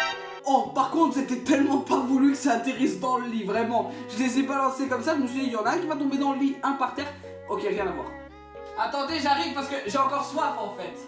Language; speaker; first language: French; native; French